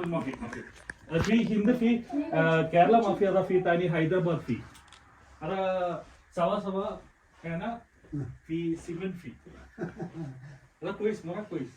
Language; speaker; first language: Arabic; non-native, learner; Malayalam